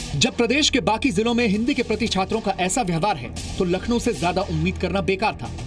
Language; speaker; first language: Hindi; native; Hindi